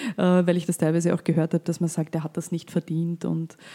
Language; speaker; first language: German; native; German